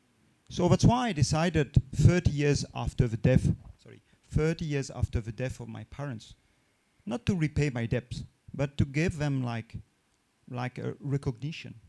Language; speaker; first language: English; non-native, fluent; French